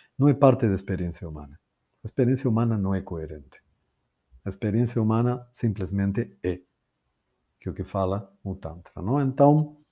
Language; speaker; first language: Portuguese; non-native, fluent; Spanish